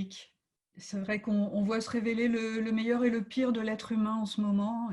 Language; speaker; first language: French; native; French